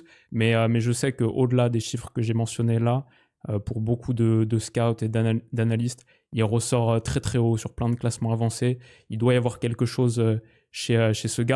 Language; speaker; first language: French; native; French